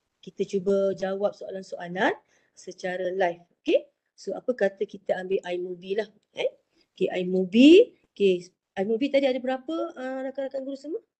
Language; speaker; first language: Malay; native; Malay